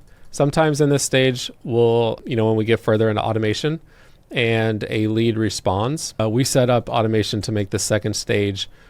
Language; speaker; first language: English; native; English